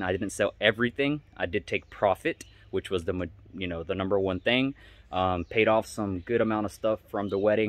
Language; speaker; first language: English; native; English